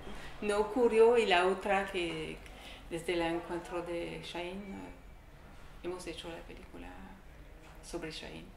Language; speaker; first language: Spanish; non-native, learner; French